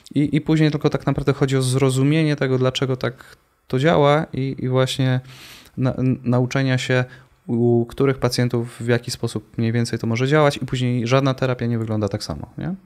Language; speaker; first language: Polish; native; Polish